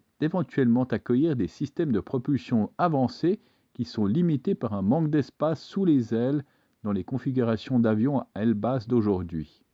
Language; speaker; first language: French; native; French